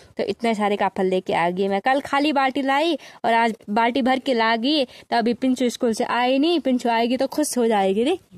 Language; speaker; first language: Hindi; non-native, local second language; Garhwali